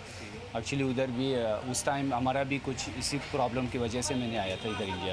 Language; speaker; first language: Hindi; non-native, learner; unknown